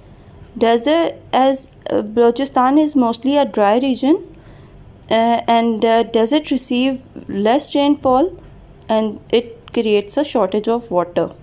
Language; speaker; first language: English; non-native, local second language; Urdu